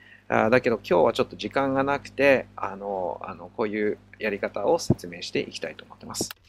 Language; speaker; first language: Japanese; non-native, fluent; English